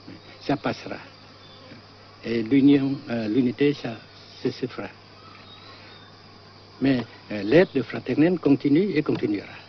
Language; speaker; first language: French; non-native, fluent; Vietnamese